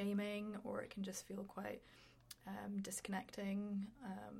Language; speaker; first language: English; native; English